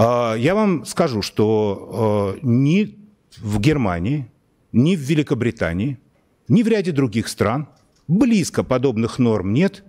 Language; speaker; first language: Russian; native; Russian